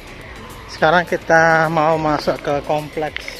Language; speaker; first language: Indonesian; native; Indonesian